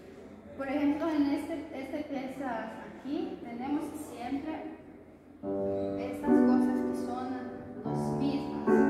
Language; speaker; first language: Spanish; non-native, fluent; Croatian